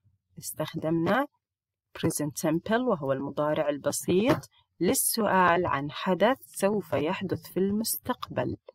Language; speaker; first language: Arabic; native; Arabic